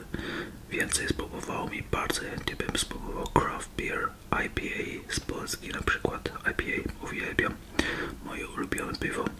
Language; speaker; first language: Polish; early bilingual, heritage; Polish